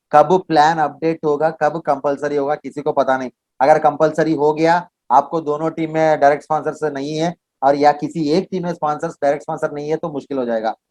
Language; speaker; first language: Hindi; non-native, local second language; Kannada